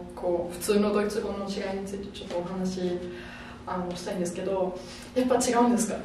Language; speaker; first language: Japanese; non-native, fluent; German